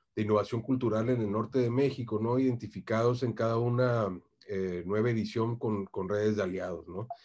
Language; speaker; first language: Spanish; native; Spanish